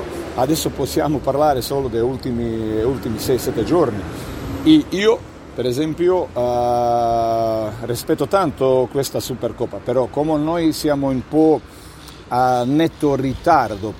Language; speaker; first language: Italian; non-native, fluent; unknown